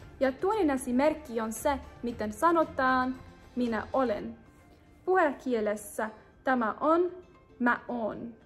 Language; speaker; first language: Finnish; non-native, learner; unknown